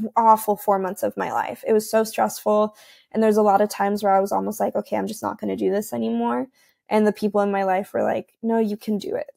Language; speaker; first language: English; early bilingual, other home language; Spanish